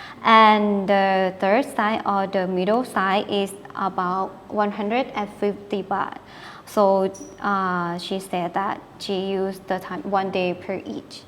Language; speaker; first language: English; non-native, learner; Thai